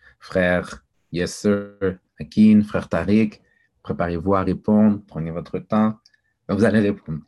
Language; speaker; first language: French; early bilingual, other home language; Haitian Creole